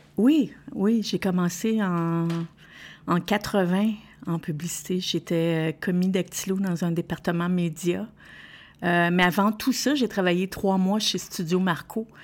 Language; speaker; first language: French; native; French